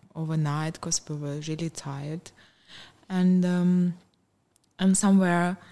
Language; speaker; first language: English; non-native, fluent; Ukrainian